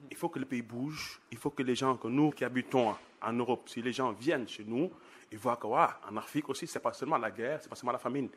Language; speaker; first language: French; non-native, local second language; Wolof